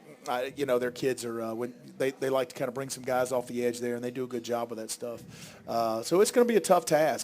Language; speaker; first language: English; native; English